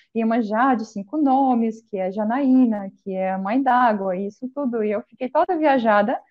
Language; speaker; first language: Portuguese; non-native, fluent; Russian